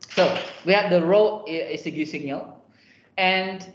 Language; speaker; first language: English; non-native, fluent; Indonesian